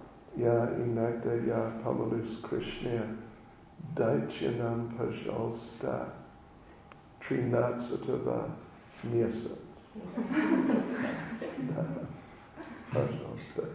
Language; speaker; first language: Russian; non-native, learner; English